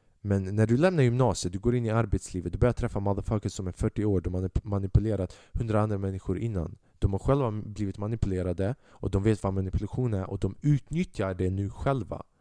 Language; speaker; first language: Swedish; early bilingual, other home language; Albanian